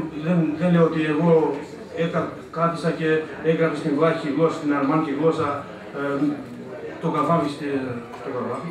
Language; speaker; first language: Greek; non-native, fluent; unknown